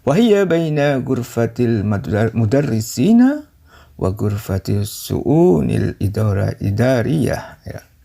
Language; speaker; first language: Arabic; non-native, fluent; Indonesian